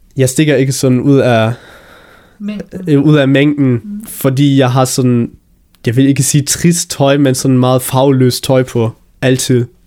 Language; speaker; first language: Danish; early bilingual, heritage; Danish